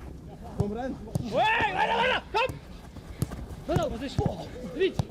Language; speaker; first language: German; non-native, learner; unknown